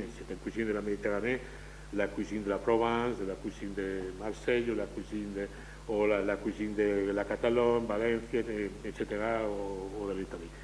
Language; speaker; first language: French; non-native, fluent; Spanish